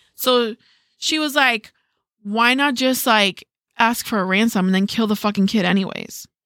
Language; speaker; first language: English; early bilingual, other home language; Spanish